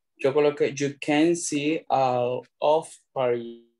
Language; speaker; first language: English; non-native, learner; Spanish